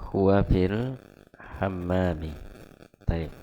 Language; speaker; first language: Arabic; non-native, fluent; Indonesian